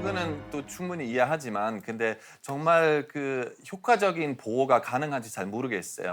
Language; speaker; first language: Korean; non-native, fluent; German